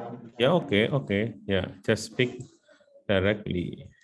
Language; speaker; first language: English; non-native, learner; Indonesian